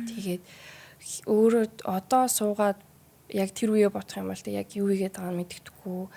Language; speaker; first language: Mongolian; early bilingual, heritage; Mongolian